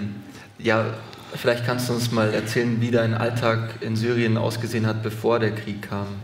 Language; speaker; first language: German; native; German